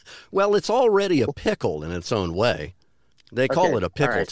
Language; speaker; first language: English; native; English